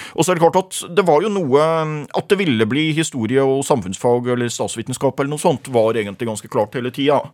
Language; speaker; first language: Norwegian; native; Norwegian